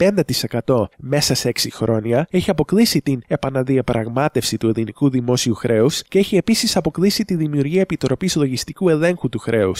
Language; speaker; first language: Greek; native; Greek